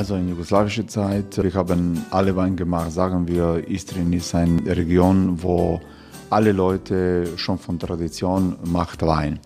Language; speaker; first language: German; non-native, learner; Croatian